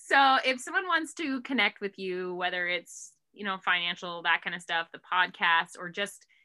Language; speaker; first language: English; native; English